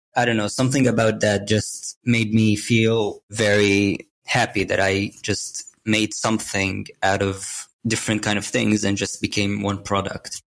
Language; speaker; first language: English; non-native, fluent; Arabic